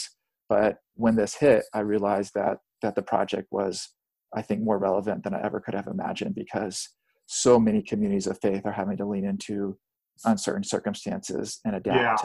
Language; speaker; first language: English; native; English